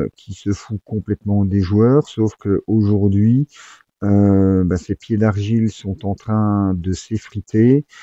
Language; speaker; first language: French; native; French